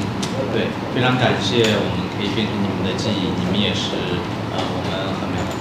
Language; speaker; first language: Chinese; native; Chinese